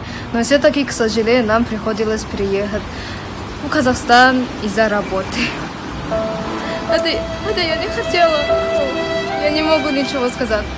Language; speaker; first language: Russian; non-native, local second language; English